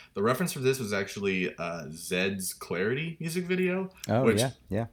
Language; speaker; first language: English; native; English